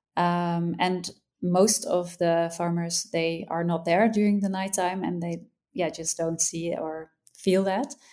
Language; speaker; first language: English; non-native, fluent; Dutch